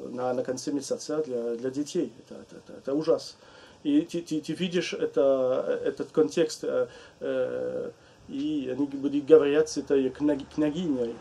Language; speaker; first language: Russian; non-native, learner; French